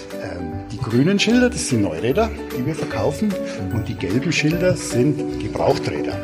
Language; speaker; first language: German; native; German